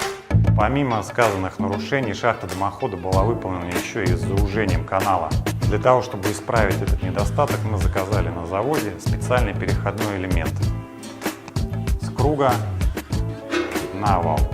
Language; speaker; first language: Russian; native; Russian